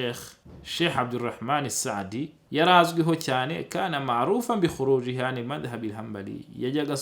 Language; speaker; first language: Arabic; non-native, fluent; Kinyarwanda